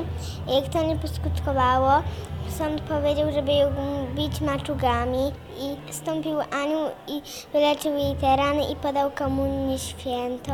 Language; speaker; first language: Polish; native; Polish